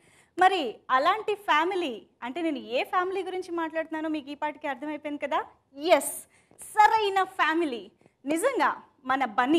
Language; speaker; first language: Telugu; native; Telugu